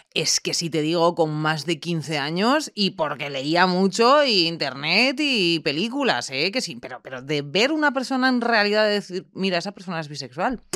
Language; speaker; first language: Spanish; native; Spanish